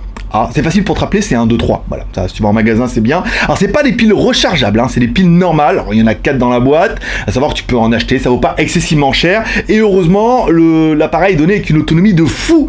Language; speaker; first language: French; native; French